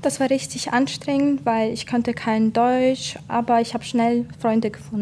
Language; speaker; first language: German; non-native, fluent; Ukrainian